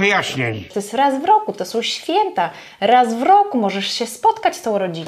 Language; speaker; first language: Polish; native; Polish